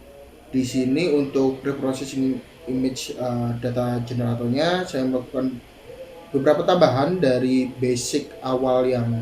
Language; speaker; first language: Indonesian; native; Indonesian